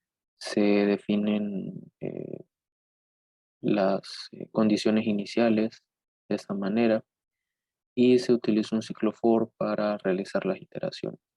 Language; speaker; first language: Spanish; native; Spanish